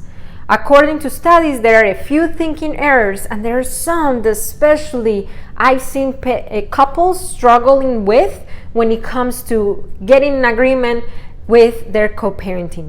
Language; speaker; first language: English; non-native, fluent; Spanish